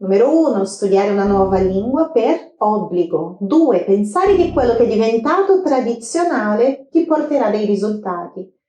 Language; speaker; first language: Italian; non-native, fluent; Portuguese